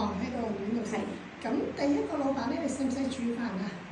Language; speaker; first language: Cantonese; native; Cantonese